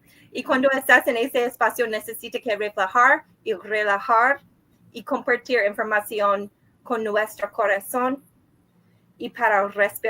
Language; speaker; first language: Spanish; non-native, learner; English